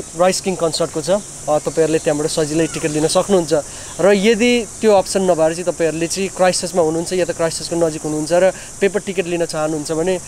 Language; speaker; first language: Nepali; native; Nepali